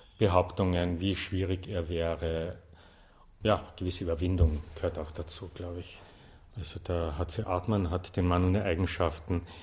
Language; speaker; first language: German; native; German